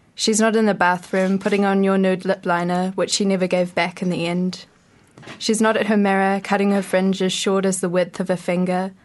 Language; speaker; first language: English; native; English